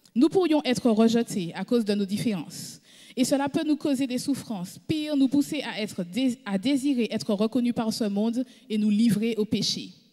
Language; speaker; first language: French; native; French